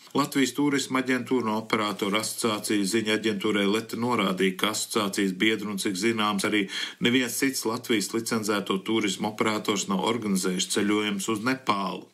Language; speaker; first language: Latvian; early bilingual, heritage; Latvian